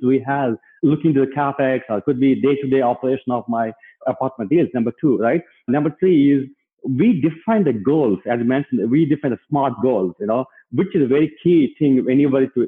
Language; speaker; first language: English; non-native, local second language; Telugu